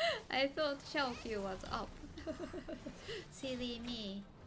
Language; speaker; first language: English; non-native, fluent; Japanese